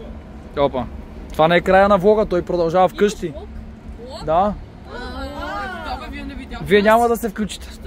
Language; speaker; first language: Bulgarian; native; Bulgarian